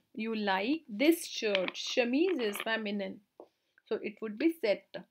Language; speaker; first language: English; non-native, local second language; Hindi